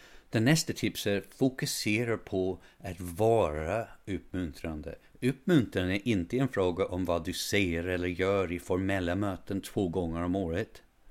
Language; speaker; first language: Swedish; non-native, fluent; English